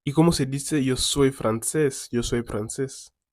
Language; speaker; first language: Spanish; non-native, fluent; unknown